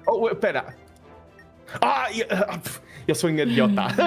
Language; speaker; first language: Spanish; non-native, learner; Portuguese